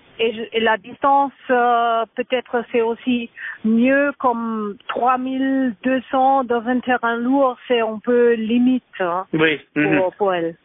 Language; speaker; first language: French; non-native, learner; German